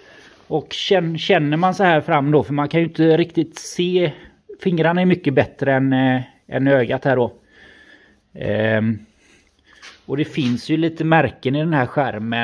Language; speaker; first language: Swedish; native; Swedish